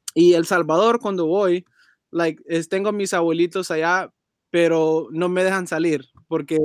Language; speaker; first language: Spanish; early bilingual, heritage; Spanish